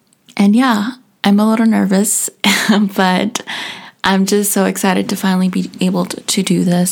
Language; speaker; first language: English; native; English